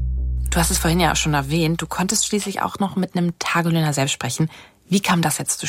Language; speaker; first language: German; native; German